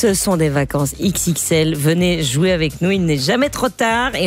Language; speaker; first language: French; native; French